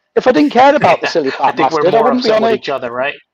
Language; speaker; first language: English; native; English